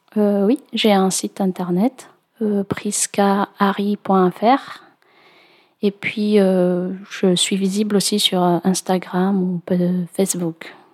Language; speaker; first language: French; non-native, local second language; Malagasy